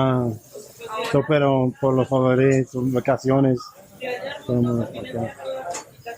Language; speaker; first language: Spanish; non-native, learner; English